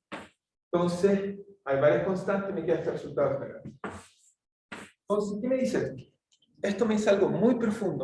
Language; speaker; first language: Spanish; native; Spanish